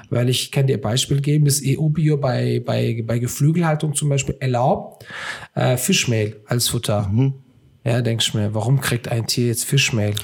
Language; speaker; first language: German; early bilingual, other home language; Turkish